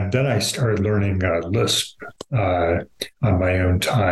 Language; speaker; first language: English; native; English